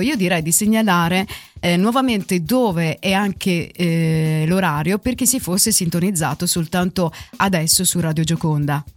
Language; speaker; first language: Italian; native; Italian